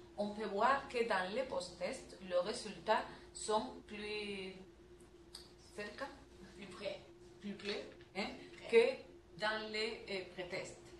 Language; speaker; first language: French; non-native, learner; Spanish